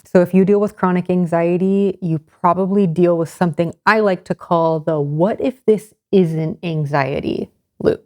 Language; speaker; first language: English; native; English